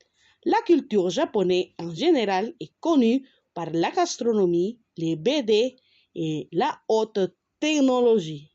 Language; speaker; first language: French; non-native, learner; Spanish